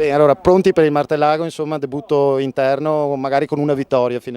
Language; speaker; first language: Italian; native; Italian